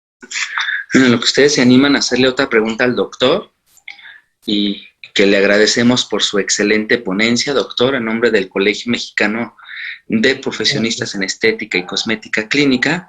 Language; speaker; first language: Spanish; native; Spanish